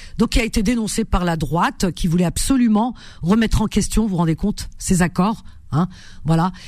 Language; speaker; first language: French; native; French